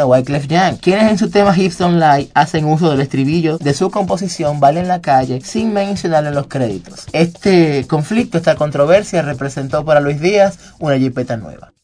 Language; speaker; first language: Spanish; native; Spanish